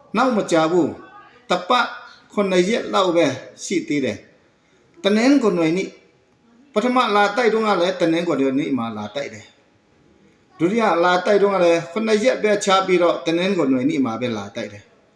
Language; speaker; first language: Burmese; non-native, local second language; Hakha Chin